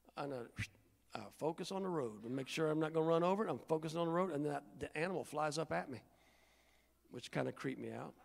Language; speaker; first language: English; native; English